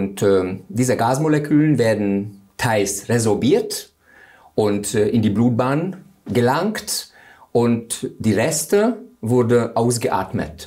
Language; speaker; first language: German; non-native, fluent; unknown